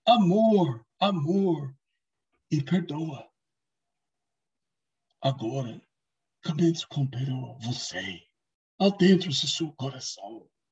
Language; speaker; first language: Portuguese; non-native, learner; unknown